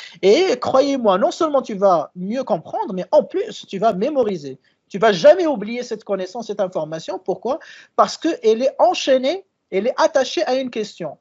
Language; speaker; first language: French; non-native, local second language; Arabic